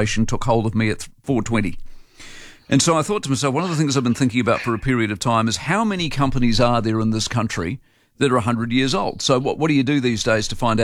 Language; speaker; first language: English; native; English